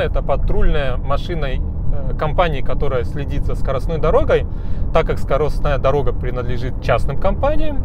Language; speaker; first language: Russian; native; Russian